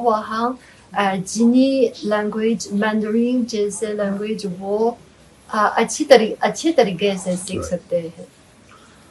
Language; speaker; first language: Hindi; non-native, fluent; Chinese